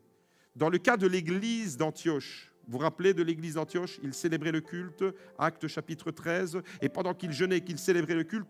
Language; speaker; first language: French; native; French